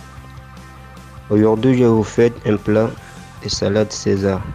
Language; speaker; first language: French; non-native, learner; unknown